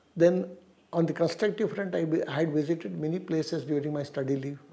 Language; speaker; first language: English; non-native, local second language; Tamil